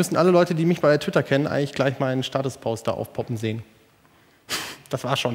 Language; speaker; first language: German; native; German